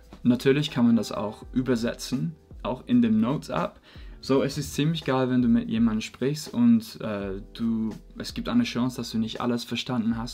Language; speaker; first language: German; non-native, fluent; English